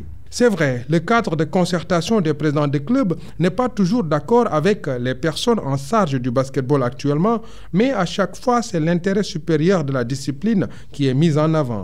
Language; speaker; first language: French; non-native, local second language; Wolof